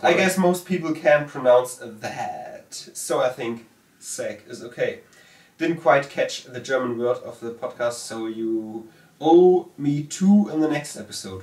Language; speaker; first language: English; non-native, fluent; German